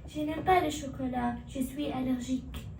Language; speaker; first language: French; non-native, learner; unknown